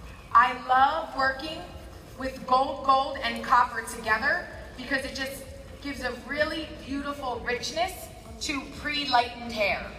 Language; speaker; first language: English; native; English